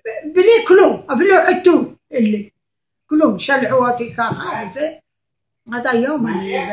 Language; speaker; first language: Hebrew; non-native, learner; Arabic